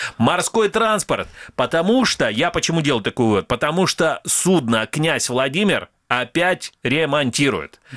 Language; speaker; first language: Russian; native; Russian